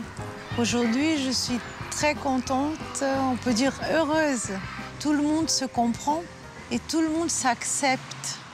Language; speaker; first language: French; non-native, fluent; Portuguese